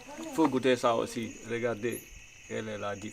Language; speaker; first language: French; non-native, local second language; Fula